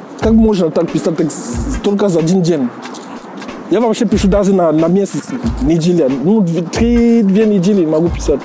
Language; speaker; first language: Russian; non-native, fluent; Jamaican Creole English